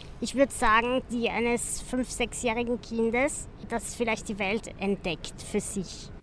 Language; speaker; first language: German; native; German